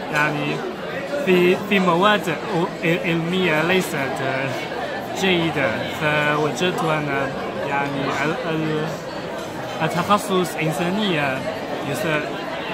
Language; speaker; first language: Arabic; non-native, learner; Chinese